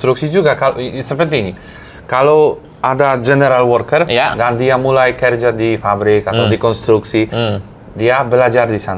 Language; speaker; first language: Indonesian; non-native, fluent; Polish